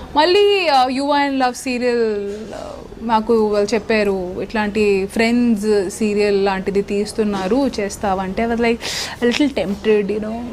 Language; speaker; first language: Telugu; non-native, local second language; Odia